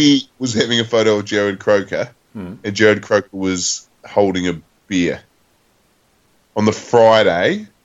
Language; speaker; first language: English; native; English